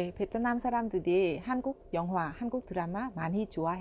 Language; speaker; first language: Korean; non-native, local second language; Vietnamese